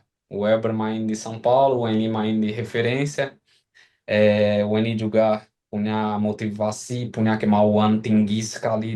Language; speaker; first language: Indonesian; non-native, fluent; Portuguese